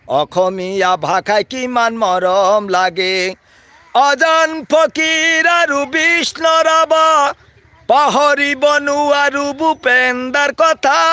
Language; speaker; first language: Assamese; non-native, local second language; Bangla